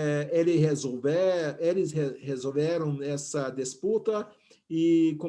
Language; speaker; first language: Portuguese; non-native, fluent; English